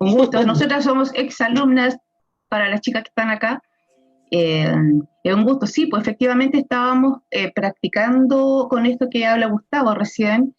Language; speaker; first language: Spanish; native; Spanish